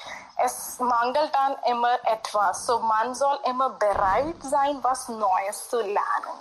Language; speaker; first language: German; non-native, fluent; Hindi